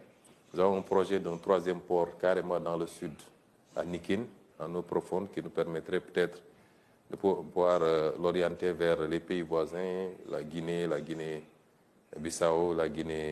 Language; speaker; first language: French; non-native, local second language; Wolof